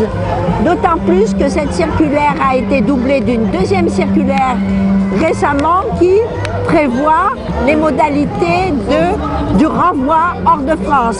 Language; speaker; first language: French; native; French